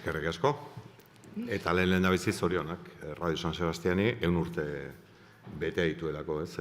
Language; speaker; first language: Basque; native; Basque